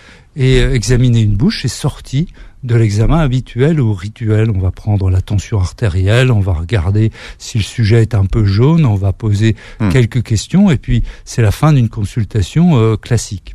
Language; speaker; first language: French; native; French